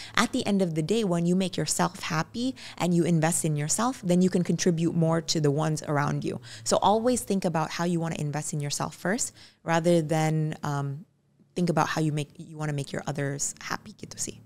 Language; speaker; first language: English; non-native, fluent; Indonesian